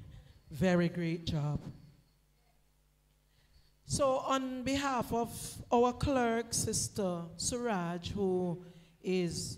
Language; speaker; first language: English; non-native, local second language; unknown